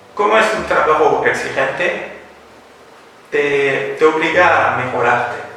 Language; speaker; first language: Spanish; non-native, fluent; French